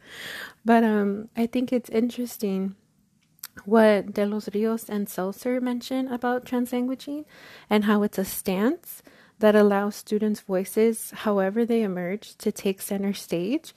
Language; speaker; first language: English; early bilingual, other home language; Spanish